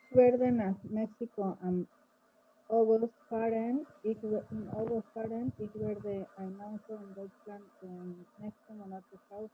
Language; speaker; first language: German; non-native, learner; Spanish